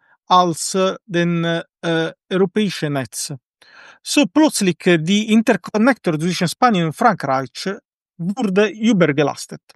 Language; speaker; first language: German; non-native, fluent; Italian